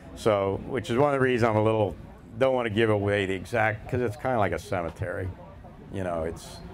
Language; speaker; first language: English; native; English